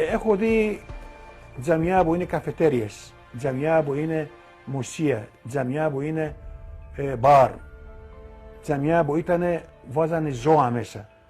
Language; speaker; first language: Greek; non-native, local second language; Turkish